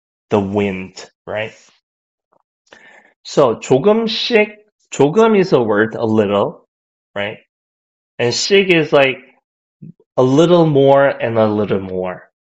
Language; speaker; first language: English; non-native, fluent; Korean